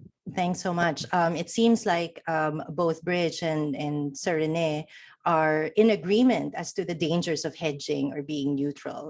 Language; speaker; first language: English; non-native, local second language; Filipino